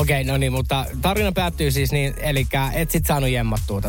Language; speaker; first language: Finnish; native; Finnish